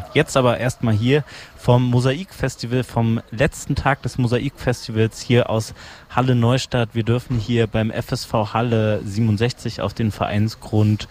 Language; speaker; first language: German; native; German